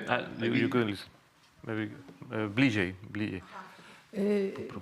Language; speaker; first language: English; non-native, fluent; Spanish